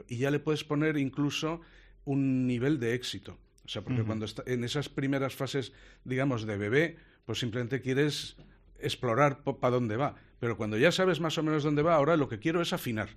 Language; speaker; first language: Spanish; native; Spanish